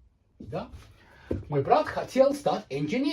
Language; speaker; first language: Russian; non-native, learner; English